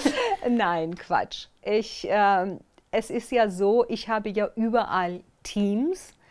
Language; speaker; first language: German; non-native, fluent; Persian